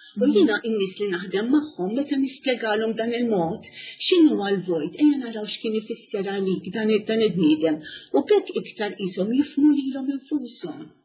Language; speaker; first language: Maltese; native; Maltese